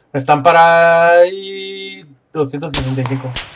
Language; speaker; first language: Spanish; early bilingual, heritage; Spanish